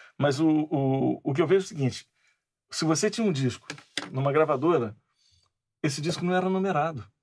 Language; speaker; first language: Portuguese; native; Portuguese